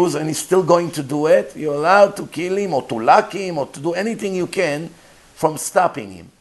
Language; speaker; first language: English; non-native, fluent; Hebrew